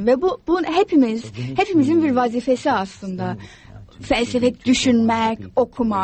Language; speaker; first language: Turkish; non-native, fluent; English